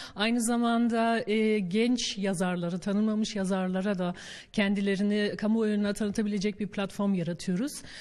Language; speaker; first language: Turkish; early bilingual, heritage; Turkish